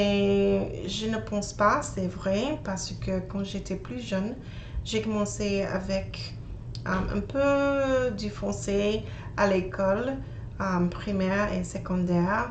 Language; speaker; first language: French; non-native, learner; English